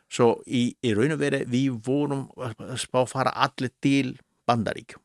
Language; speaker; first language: Icelandic; non-native, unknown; Spanish